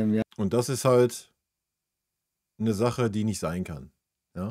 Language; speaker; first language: German; native; German